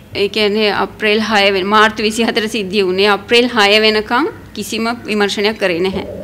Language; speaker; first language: Sinhala; non-native, local second language; Tamil